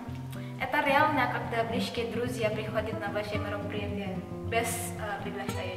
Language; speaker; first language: Russian; non-native, learner; Indonesian